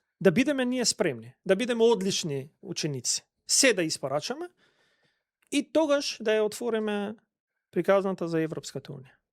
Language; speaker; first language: Macedonian; non-native, local second language; Albanian